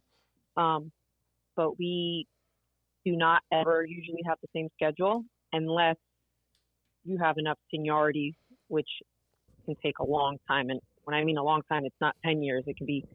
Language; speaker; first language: English; early bilingual, other home language; Portuguese